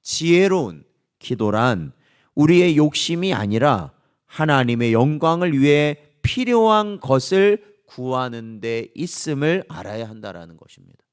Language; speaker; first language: Korean; native; Korean